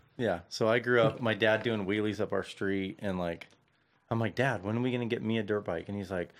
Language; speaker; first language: English; native; English